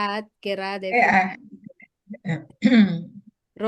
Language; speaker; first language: German; non-native, fluent; Filipino